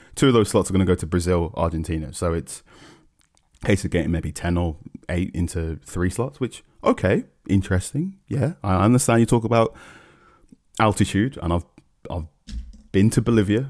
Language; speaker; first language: English; early bilingual, other home language; Akan